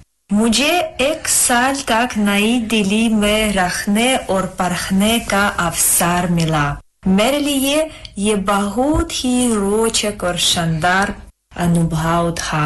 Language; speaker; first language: Hindi; non-native, fluent; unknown